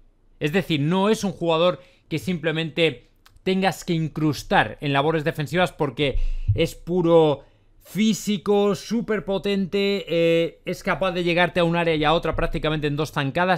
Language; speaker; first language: Spanish; native; Spanish